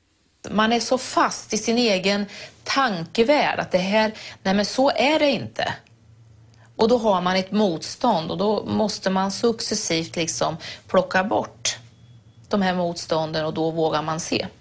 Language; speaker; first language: Swedish; native; Swedish